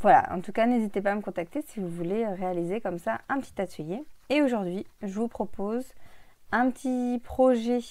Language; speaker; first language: French; native; French